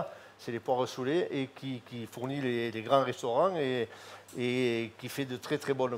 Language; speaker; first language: French; native; French